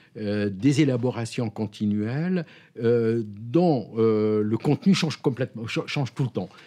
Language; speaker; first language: French; non-native, local second language; Arabic